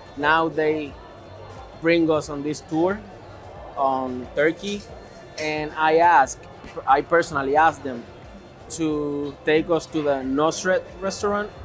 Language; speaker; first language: English; native; English